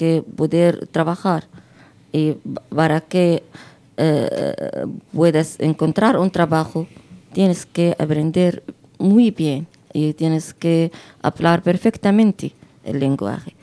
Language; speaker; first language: Spanish; non-native, fluent; Arabic